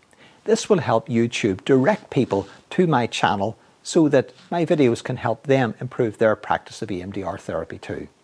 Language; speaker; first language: English; native; English